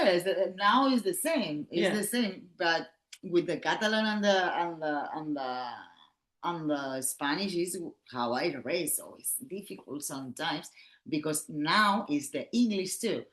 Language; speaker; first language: English; non-native, learner; Catalan